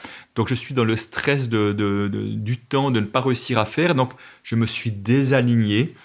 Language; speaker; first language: French; native; French